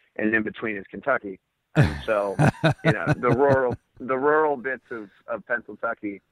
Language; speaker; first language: English; native; English